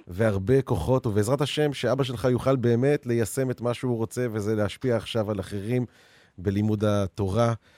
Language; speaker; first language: Hebrew; native; Hebrew